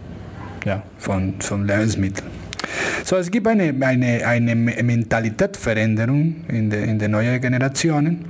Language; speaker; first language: German; non-native, fluent; Spanish